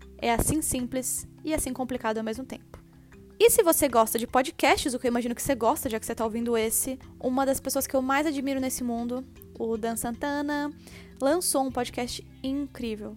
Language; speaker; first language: Portuguese; native; Portuguese